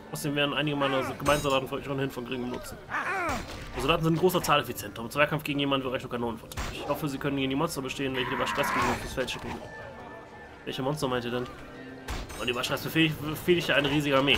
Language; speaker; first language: German; native; German